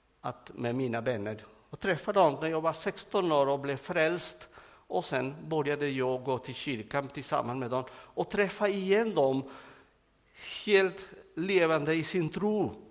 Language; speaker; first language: Swedish; non-native, fluent; Spanish